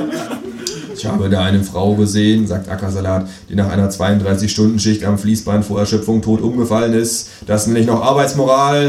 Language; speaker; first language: German; native; German